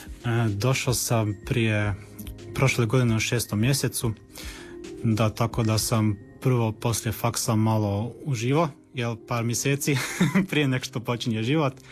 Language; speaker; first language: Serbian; early bilingual, heritage; Serbian